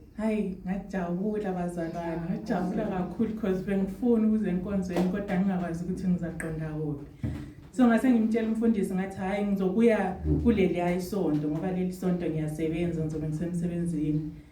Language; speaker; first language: Zulu; native; Zulu